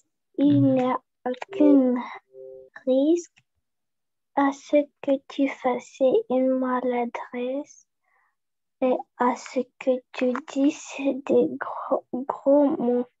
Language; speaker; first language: French; non-native, learner; Russian